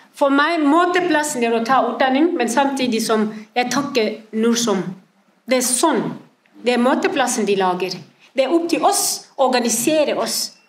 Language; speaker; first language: Norwegian; non-native, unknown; Somali